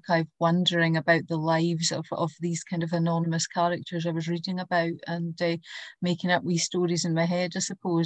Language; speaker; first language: English; native; English